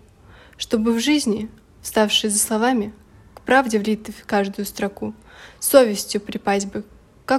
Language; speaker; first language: Russian; native; Russian